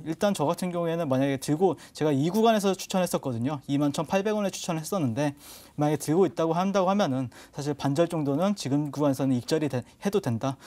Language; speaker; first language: Korean; native; Korean